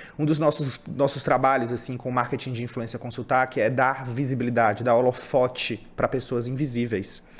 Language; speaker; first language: Portuguese; native; Portuguese